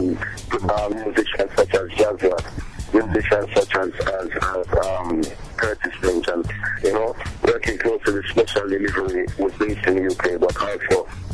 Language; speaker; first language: English; native; English